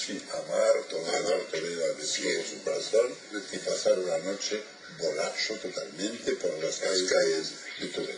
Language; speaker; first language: Spanish; non-native, fluent; French